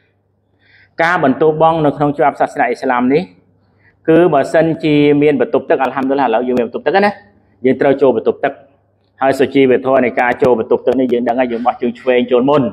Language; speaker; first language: Khmer; native; Khmer